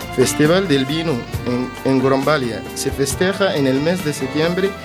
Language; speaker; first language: Spanish; non-native, fluent; Arabic